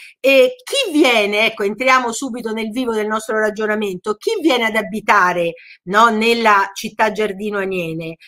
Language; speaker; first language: Italian; native; Italian